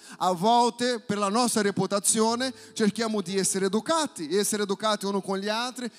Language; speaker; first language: Italian; non-native, fluent; Portuguese